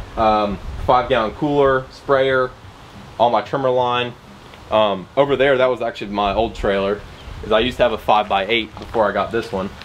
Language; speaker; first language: English; native; English